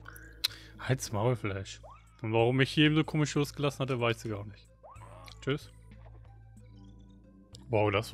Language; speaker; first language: German; native; German